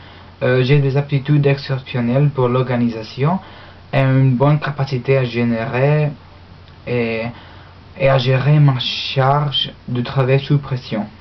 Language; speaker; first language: French; non-native, learner; English